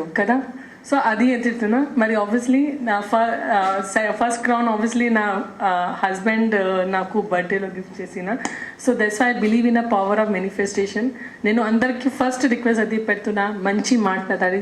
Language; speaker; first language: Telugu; non-native, local second language; Hindi